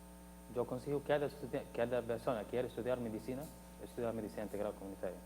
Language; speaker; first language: Spanish; non-native, fluent; Arabic